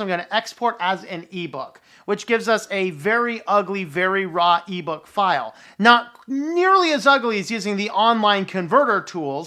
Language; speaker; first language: English; native; English